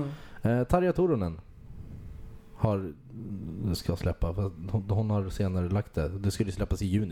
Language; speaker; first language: Swedish; native; Swedish